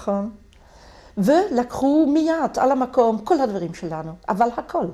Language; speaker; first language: Hebrew; non-native, fluent; Dutch